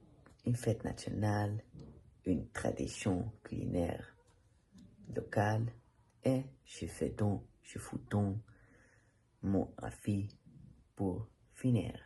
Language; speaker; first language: French; non-native, learner; Dutch